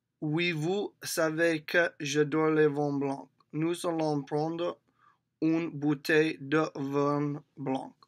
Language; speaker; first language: French; non-native, learner; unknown